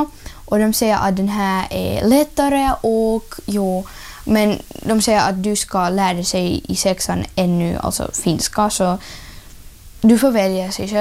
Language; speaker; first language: Swedish; non-native, learner; Russian